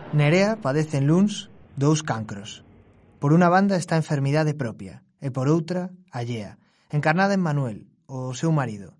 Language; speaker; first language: Galician; non-native, local second language; Spanish